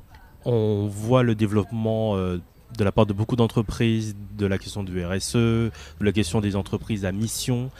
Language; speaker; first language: French; native; French